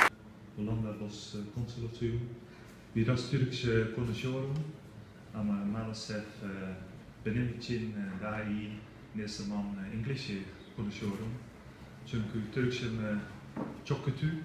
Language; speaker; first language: Turkish; non-native, learner; Dutch